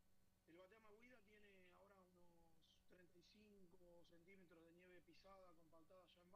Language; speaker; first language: Spanish; native; Spanish